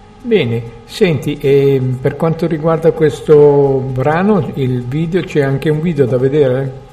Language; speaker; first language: Italian; native; Italian